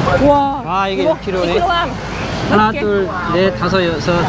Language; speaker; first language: Korean; native; Korean